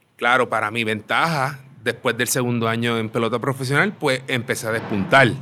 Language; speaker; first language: Spanish; native; Spanish